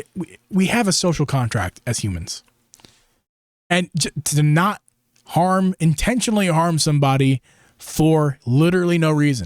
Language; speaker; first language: English; native; English